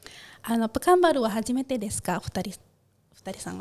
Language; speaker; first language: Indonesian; non-native, fluent; Japanese